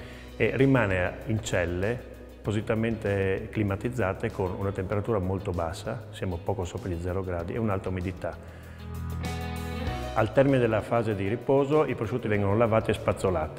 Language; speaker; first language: Italian; native; Italian